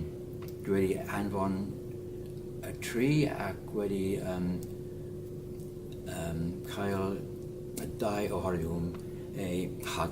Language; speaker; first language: Welsh; non-native, learner; English